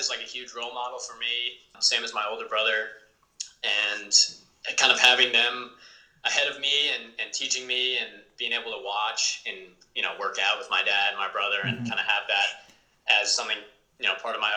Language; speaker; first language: English; native; English